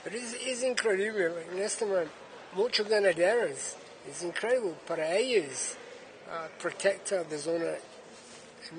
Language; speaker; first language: Spanish; non-native, learner; English